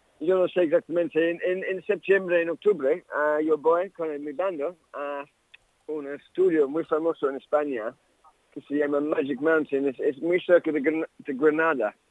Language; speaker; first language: Spanish; non-native, learner; English